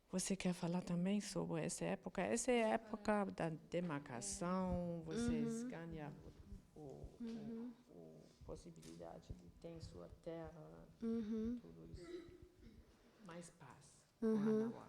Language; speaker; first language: Portuguese; non-native, learner; German